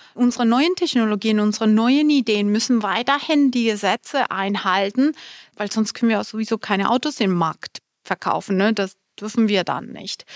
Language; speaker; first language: German; non-native, fluent; Spanish